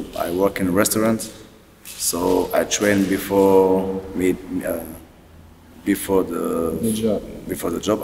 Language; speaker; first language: English; non-native, learner; French